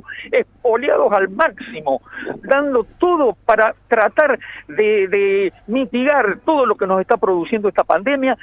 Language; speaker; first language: Spanish; native; Spanish